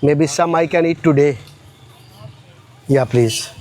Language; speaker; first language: English; non-native, learner; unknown